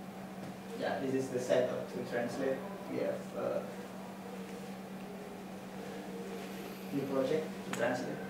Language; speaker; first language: English; non-native, fluent; Indonesian